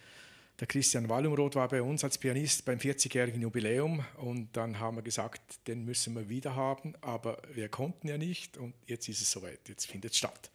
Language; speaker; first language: German; native; German